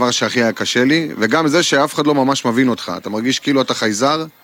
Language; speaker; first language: Hebrew; native; Hebrew